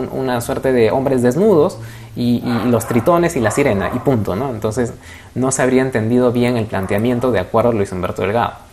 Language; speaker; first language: Spanish; native; Spanish